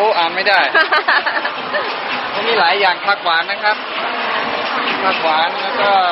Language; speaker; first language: Thai; non-native, fluent; English